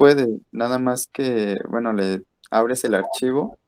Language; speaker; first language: Spanish; native; Spanish